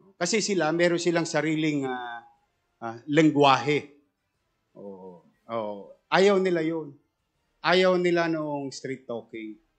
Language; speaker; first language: Filipino; native; Filipino